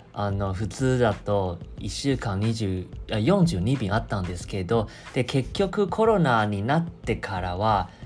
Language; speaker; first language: Japanese; non-native, fluent; Chinese